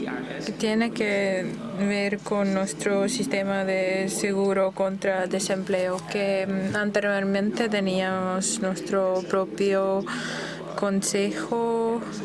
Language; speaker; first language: Spanish; non-native, fluent; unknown